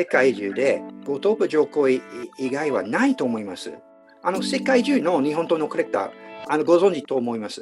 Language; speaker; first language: Japanese; non-native, fluent; English